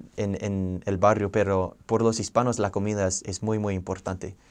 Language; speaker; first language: Spanish; non-native, fluent; English